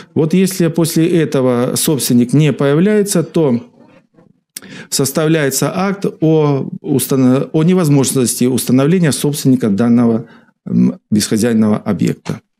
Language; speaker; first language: Russian; native; Russian